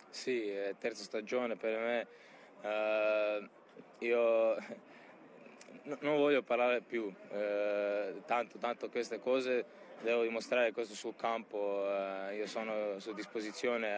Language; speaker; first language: Italian; non-native, fluent; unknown